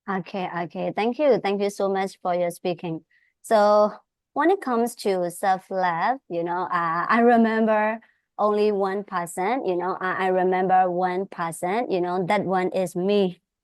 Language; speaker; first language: English; non-native, fluent; Burmese